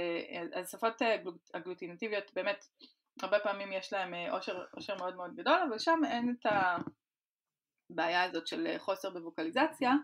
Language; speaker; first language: Hebrew; native; Hebrew